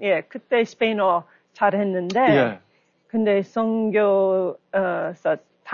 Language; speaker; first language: Korean; non-native, learner; English